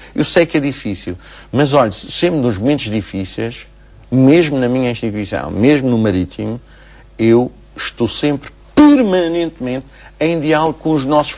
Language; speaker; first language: Portuguese; native; Portuguese